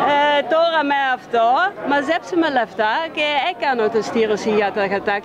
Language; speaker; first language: Greek; non-native, learner; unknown